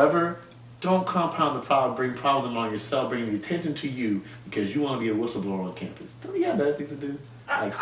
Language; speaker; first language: English; native; English